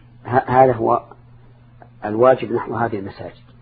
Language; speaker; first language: Arabic; native; Arabic